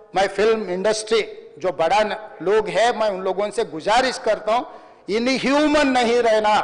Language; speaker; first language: Hindi; non-native, local second language; Telugu